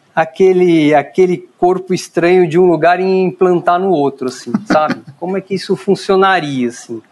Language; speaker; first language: Portuguese; native; Portuguese